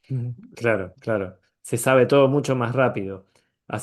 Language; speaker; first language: Spanish; native; Spanish